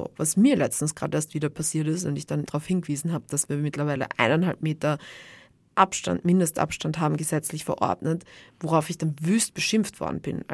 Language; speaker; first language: German; native; German